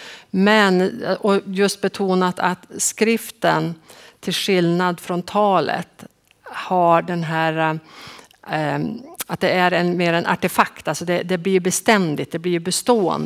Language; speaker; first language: Swedish; native; Swedish